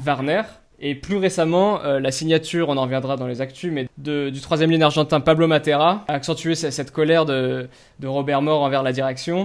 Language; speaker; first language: French; native; French